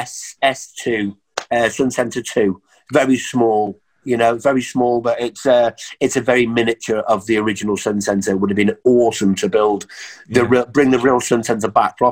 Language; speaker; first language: English; native; English